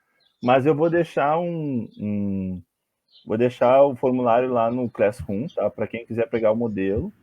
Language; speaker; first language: Portuguese; native; Portuguese